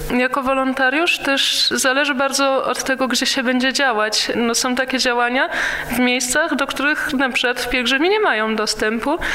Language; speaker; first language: Polish; early bilingual, heritage; Polish